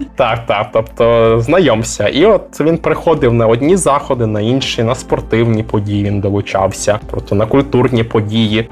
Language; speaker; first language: Ukrainian; native; Ukrainian